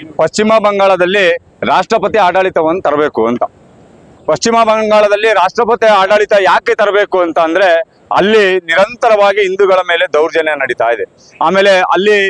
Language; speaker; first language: Kannada; native; Kannada